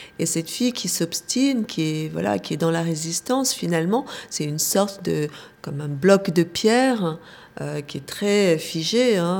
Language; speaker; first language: French; early bilingual, other home language; Korean